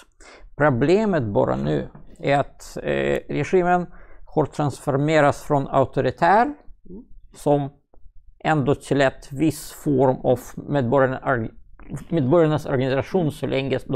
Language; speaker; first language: Swedish; non-native, fluent; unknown